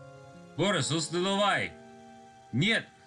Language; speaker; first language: Russian; non-native, learner; English